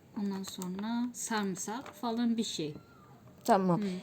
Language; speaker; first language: Turkish; non-native, learner; Korean